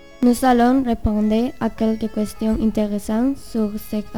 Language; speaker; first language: French; non-native, learner; Spanish